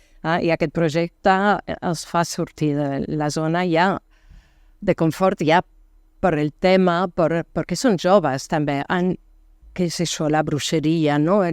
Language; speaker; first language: Catalan; non-native, fluent; French